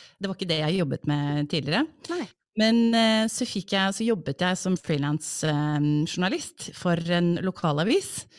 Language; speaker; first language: Norwegian; early bilingual, other home language; English